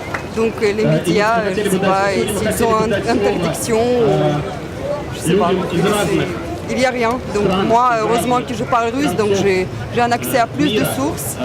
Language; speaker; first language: French; non-native, fluent; Russian